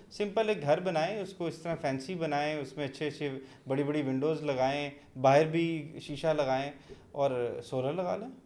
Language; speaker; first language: Urdu; non-native, local second language; Punjabi